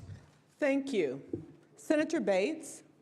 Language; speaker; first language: English; native; English